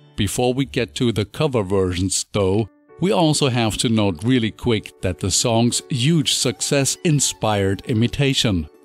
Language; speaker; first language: English; non-native, fluent; German